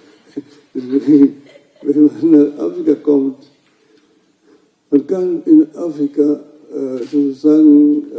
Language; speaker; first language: German; non-native, learner; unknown